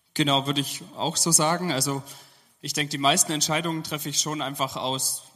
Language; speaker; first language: German; native; German